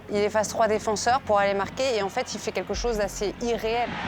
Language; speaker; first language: French; native; French